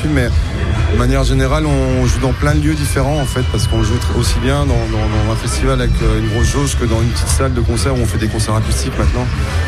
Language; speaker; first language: French; native; French